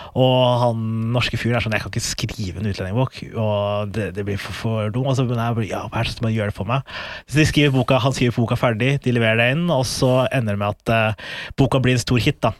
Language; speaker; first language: Norwegian; early bilingual, other home language; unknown